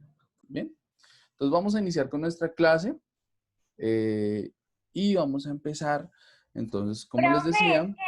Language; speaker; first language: Spanish; native; Spanish